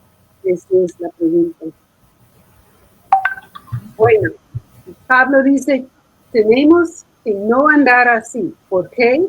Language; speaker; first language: Spanish; non-native, fluent; English